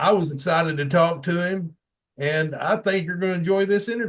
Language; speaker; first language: English; native; English